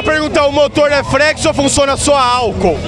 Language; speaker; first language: Portuguese; native; Portuguese